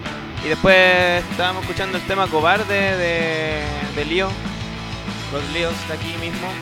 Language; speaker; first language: Spanish; native; Spanish